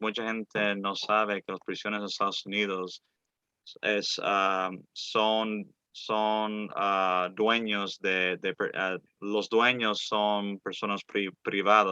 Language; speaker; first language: Spanish; early bilingual, heritage; Spanish